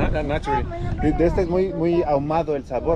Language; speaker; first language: Spanish; native; Spanish